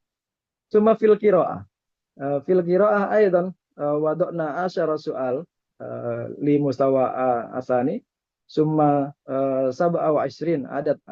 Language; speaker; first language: Arabic; non-native, fluent; Indonesian